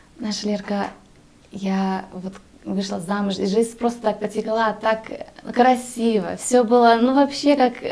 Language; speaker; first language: Russian; early bilingual, heritage; Russian